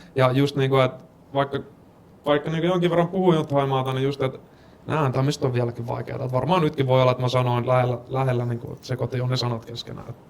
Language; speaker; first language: Finnish; early bilingual, other home language; Estonian